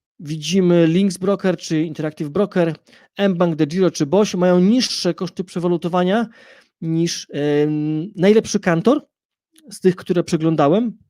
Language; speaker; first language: Polish; native; Polish